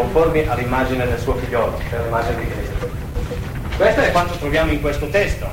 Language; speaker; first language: Italian; native; Italian